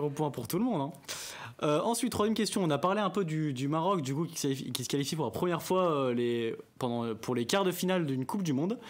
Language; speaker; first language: French; native; French